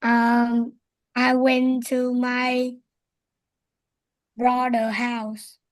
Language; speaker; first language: English; non-native, learner; Vietnamese